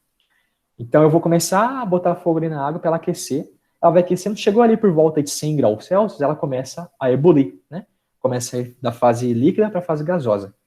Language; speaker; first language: Portuguese; native; Portuguese